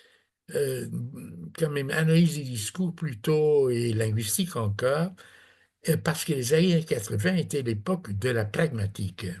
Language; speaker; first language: French; non-native, fluent; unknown